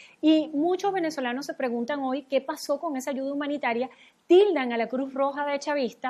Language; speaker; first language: Spanish; native; Spanish